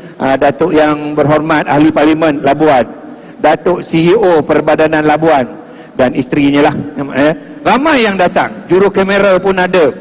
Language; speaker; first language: Malay; native; Malay